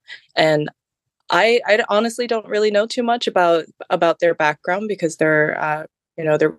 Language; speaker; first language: English; early bilingual, other home language; Khmer